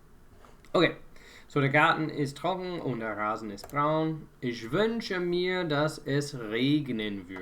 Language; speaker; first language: German; non-native, fluent; English